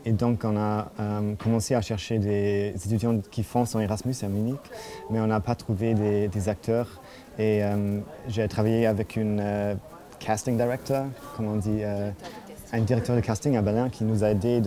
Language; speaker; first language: French; non-native, fluent; German